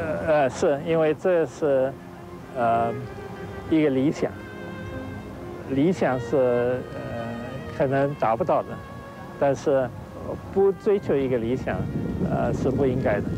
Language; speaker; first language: Chinese; non-native, local second language; Wu Chinese